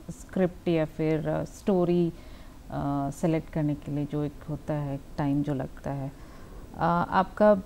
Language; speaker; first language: Hindi; native; Hindi